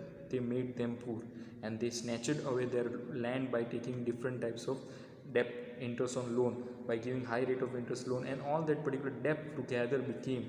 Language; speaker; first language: English; non-native, local second language; Hindi